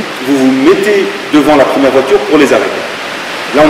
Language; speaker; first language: French; native; French